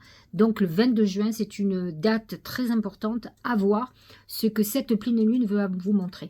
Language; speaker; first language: French; native; French